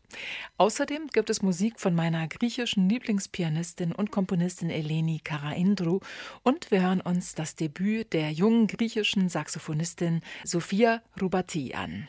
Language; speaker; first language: German; native; German